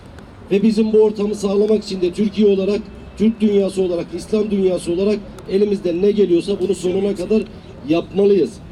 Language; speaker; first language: Turkish; native; Turkish